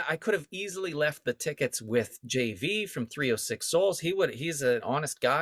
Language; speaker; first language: English; native; English